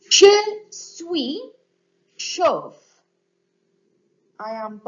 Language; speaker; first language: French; non-native, fluent; English